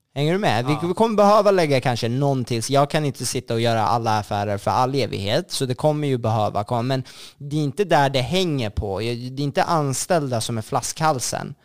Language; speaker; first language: Swedish; native; Swedish